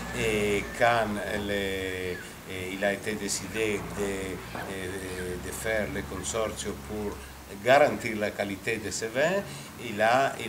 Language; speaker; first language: French; non-native, fluent; Italian